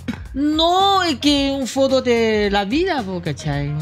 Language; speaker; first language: Spanish; non-native, learner; Chinese